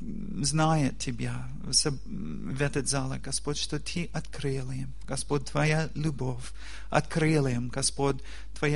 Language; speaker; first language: Russian; non-native, learner; English